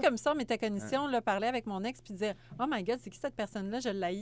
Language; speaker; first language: French; native; French